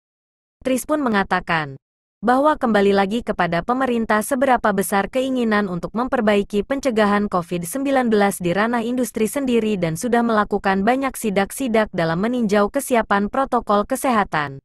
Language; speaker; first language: Indonesian; native; Indonesian